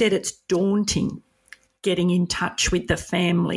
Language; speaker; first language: English; native; English